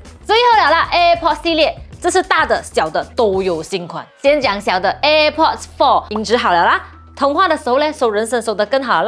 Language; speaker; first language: Chinese; non-native, local second language; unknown